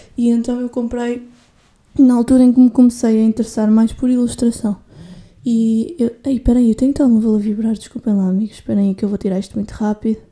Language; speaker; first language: Portuguese; native; Portuguese